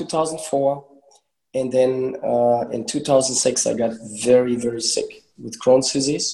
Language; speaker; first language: English; early bilingual, other home language; German